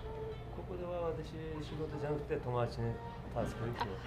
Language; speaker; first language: Japanese; non-native, learner; Turkish